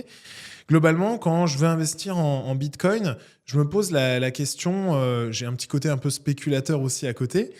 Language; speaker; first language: French; native; French